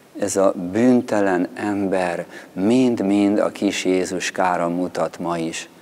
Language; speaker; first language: Hungarian; native; Hungarian